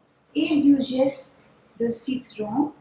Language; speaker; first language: French; non-native, fluent; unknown